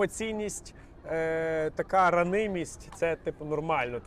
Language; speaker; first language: Ukrainian; native; Ukrainian